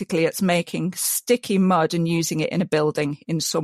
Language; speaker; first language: English; native; English